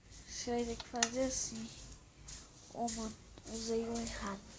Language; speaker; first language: Portuguese; native; Portuguese